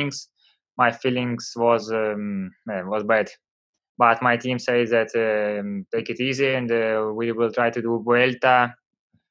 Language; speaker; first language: English; non-native, learner; Russian